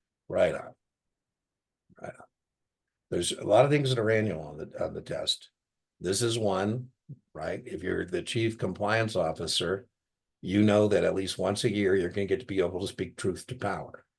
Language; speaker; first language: English; native; English